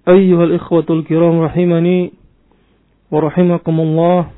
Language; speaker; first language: Arabic; non-native, fluent; Indonesian